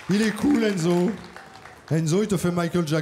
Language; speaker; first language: French; native; French